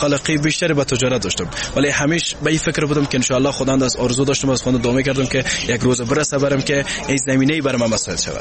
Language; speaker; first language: Persian; native; Persian